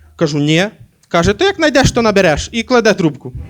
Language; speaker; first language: Ukrainian; native; Ukrainian